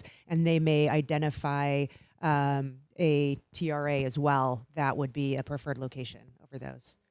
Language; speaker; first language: English; native; English